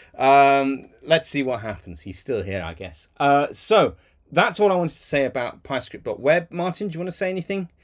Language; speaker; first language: English; native; English